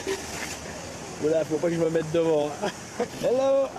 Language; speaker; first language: French; native; French